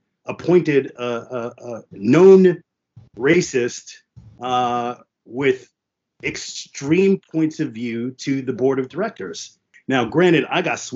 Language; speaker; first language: English; early bilingual, other home language; French